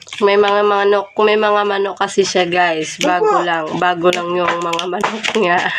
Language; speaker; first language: Filipino; non-native, local second language; Hiligaynon